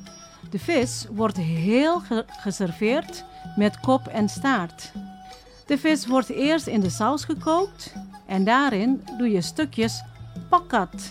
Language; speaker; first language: Dutch; non-native, fluent; Indonesian